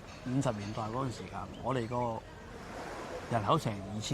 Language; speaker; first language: Cantonese; native; Cantonese